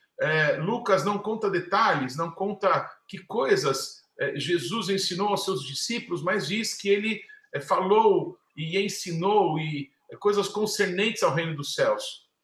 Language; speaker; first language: Portuguese; native; Portuguese